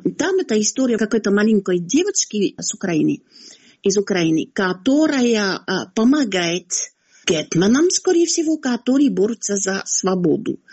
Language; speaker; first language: Russian; non-native, fluent; French